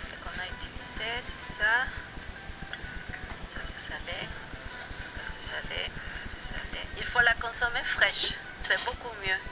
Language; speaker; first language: French; non-native, fluent; Spanish